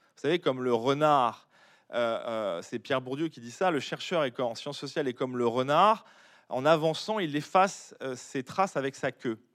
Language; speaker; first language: French; native; French